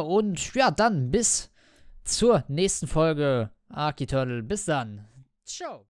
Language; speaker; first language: German; native; German